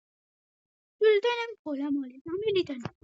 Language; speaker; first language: French; non-native, local second language; Morisyen